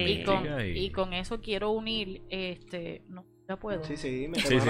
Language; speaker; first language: Spanish; native; Spanish